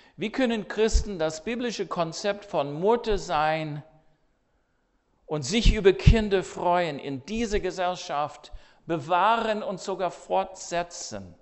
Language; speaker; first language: German; non-native, fluent; English